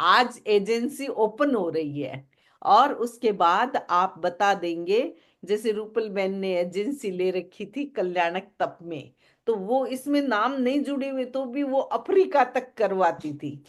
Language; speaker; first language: Hindi; native; Hindi